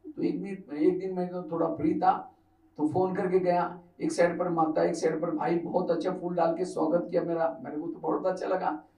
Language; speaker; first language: Hindi; non-native, local second language; Marathi